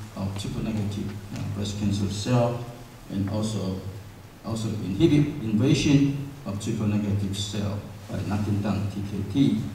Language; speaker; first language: English; non-native, fluent; Chinese